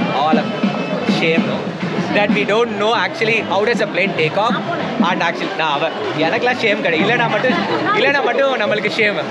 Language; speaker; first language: English; non-native, local second language; Tamil